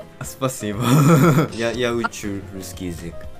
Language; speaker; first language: Russian; non-native, learner; Japanese